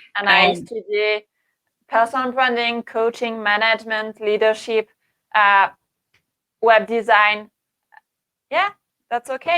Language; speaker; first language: English; non-native, learner; French